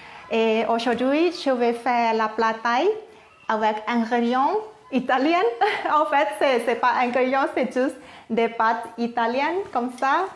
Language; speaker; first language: French; non-native, fluent; Thai